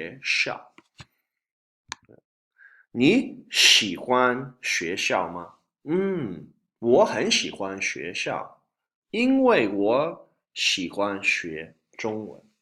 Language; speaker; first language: Chinese; non-native, fluent; English